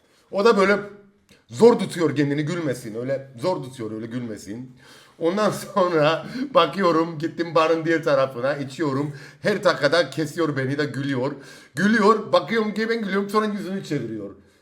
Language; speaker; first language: Turkish; early bilingual, heritage; Turkish